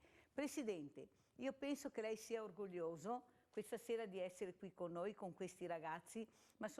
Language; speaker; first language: Italian; native; Italian